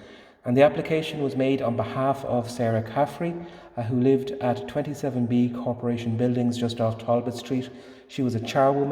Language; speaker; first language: English; native; English